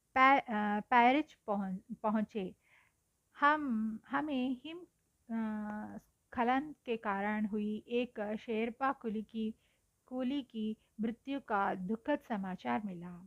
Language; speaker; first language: Hindi; non-native, local second language; Telugu